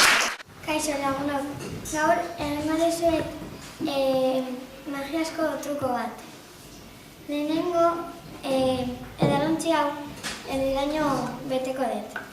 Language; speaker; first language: Basque; non-native, learner; Spanish